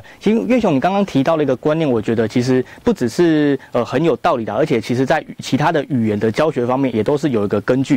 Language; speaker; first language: Chinese; native; Chinese